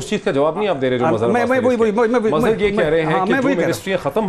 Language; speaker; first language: Urdu; native; Urdu